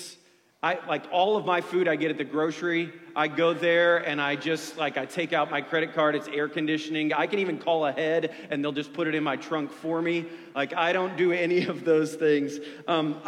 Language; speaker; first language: English; native; English